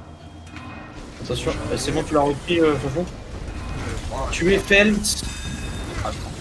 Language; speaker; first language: French; native; French